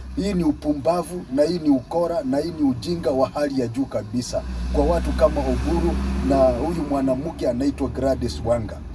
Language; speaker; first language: Swahili; non-native, local second language; Luyia